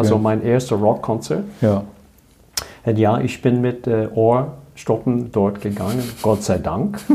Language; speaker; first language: German; non-native, learner; English